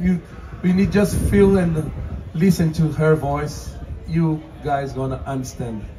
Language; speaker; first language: English; non-native, fluent; Portuguese